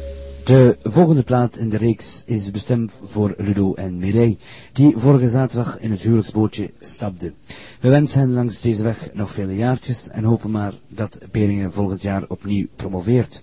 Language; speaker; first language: Dutch; native; Dutch